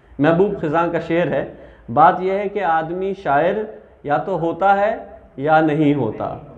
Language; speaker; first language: Urdu; native; Urdu